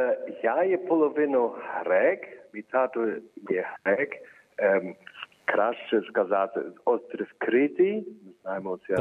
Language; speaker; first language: Ukrainian; early bilingual, heritage; Ukrainian